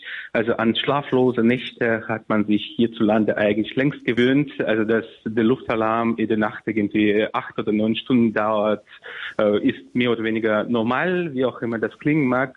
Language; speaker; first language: German; non-native, fluent; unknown